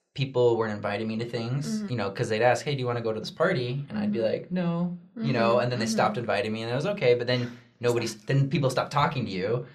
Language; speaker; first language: English; native; English